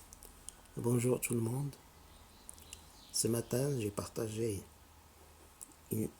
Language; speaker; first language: French; non-native, local second language; Arabic